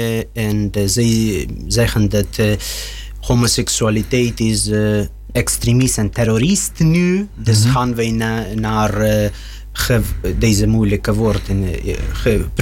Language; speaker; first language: Dutch; non-native, learner; Russian